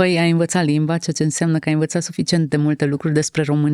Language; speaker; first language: Romanian; native; Romanian